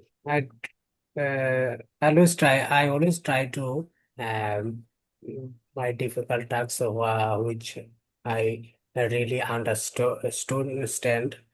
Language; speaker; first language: English; non-native, learner; Bangla